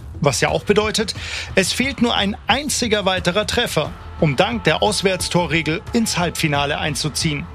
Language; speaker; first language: German; native; German